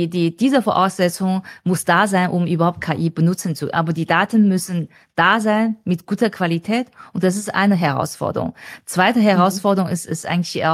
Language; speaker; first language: German; non-native, fluent; Chinese